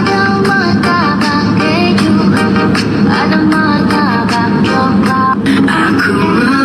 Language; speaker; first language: Indonesian; non-native, learner; Vietnamese